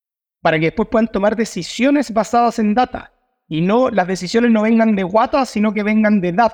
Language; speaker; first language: Spanish; native; Spanish